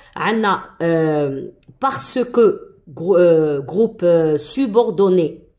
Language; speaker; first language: French; non-native, local second language; Arabic